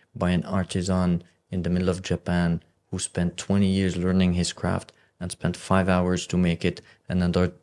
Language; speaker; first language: English; non-native, fluent; Arabic